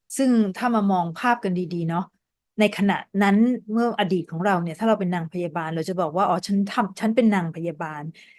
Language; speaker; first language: Thai; native; Thai